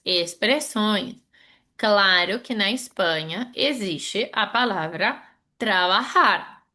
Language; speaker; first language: Portuguese; non-native, fluent; Spanish